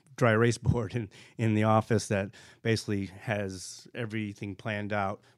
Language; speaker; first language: English; native; English